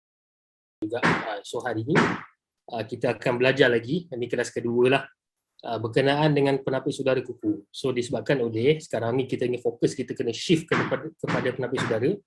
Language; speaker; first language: Malay; native; Malay